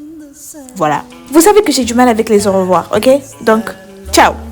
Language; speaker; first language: French; native; French